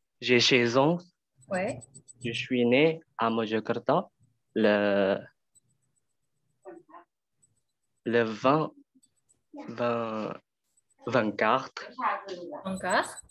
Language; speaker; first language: French; non-native, learner; Indonesian